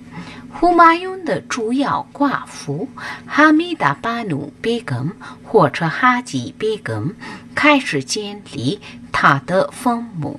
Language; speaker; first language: Chinese; non-native, fluent; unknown